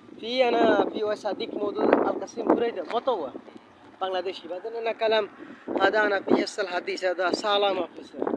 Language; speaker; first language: Arabic; non-native, learner; Bangla